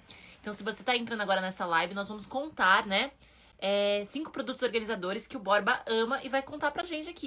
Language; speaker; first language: Portuguese; native; Portuguese